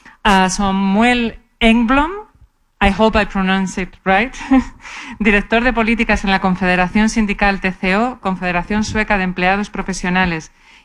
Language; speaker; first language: Spanish; native; Spanish